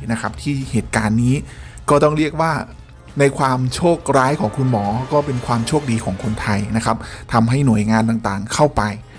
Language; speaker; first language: Thai; native; Thai